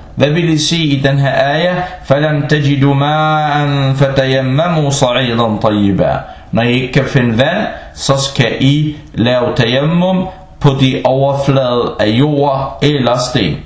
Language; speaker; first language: Danish; non-native, local second language; Arabic